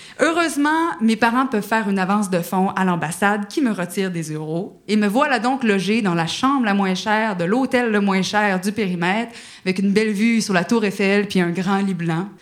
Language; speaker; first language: French; native; French